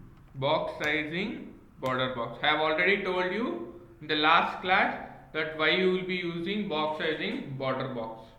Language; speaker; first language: English; non-native, local second language; Kannada